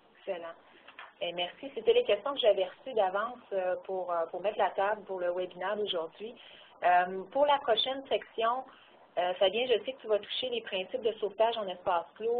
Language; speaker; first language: French; native; French